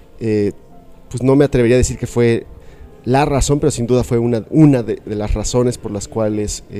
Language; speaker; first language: Spanish; native; Spanish